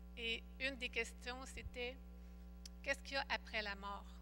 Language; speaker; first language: French; native; French